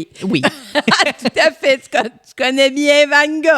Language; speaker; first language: French; native; French